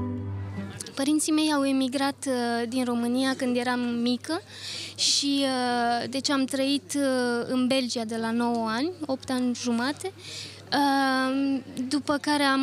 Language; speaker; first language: Romanian; early bilingual, other home language; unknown